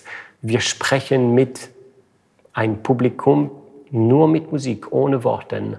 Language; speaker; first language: German; non-native, fluent; French